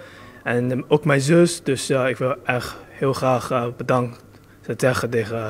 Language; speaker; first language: Dutch; early bilingual, other home language; Chinese